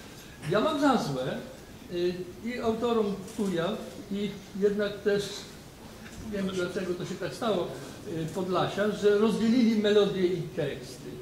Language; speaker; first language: Polish; native; Polish